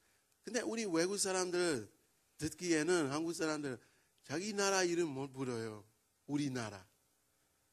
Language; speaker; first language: Korean; non-native, learner; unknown